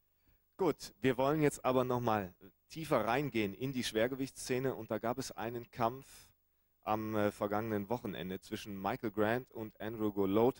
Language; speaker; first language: German; native; German